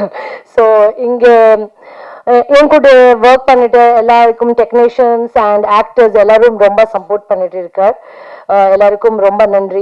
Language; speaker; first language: Tamil; non-native, fluent; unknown